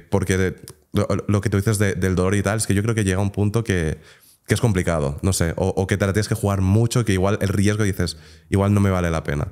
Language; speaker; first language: Spanish; native; Spanish